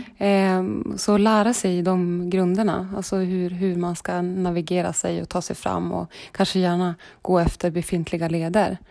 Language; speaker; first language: Swedish; native; Swedish